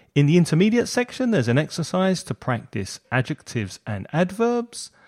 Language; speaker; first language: English; native; English